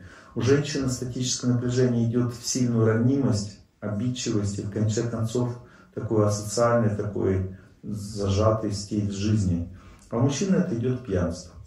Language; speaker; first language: Russian; native; Russian